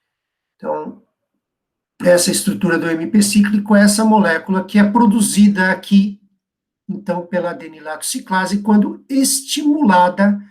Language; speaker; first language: Portuguese; native; Portuguese